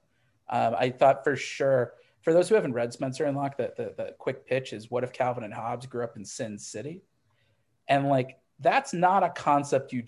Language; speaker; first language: English; native; English